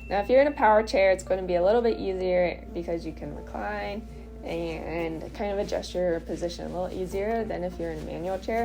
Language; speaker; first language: English; native; English